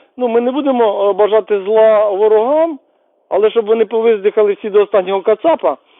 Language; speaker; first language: Ukrainian; native; Ukrainian